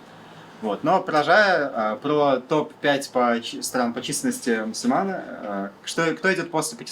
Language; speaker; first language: Russian; native; Russian